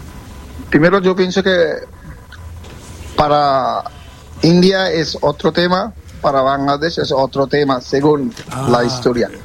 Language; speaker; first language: Spanish; non-native, fluent; Bangla